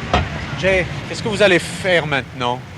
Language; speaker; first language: French; native; French